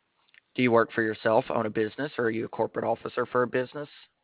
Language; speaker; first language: English; native; English